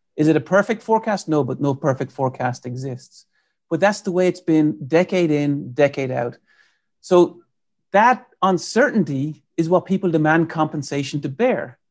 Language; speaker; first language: English; native; English